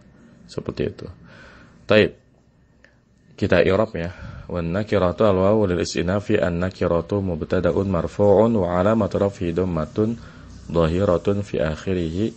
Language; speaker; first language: Arabic; non-native, fluent; Indonesian